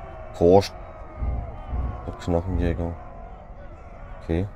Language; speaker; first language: German; native; German